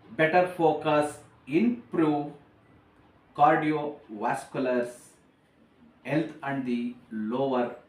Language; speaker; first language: English; non-native, local second language; Kannada